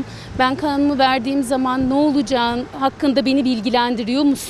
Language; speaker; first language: Turkish; native; Turkish